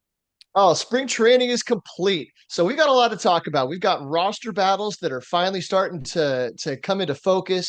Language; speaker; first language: English; native; English